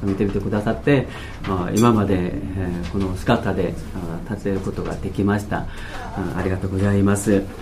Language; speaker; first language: Japanese; non-native, fluent; Korean